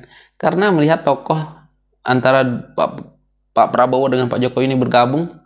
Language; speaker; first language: Indonesian; native; Indonesian